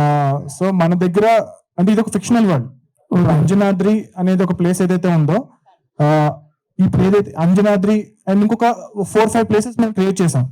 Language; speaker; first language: Telugu; native; Telugu